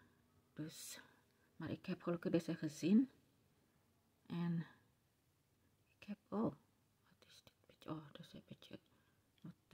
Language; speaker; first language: Dutch; non-native, learner; Indonesian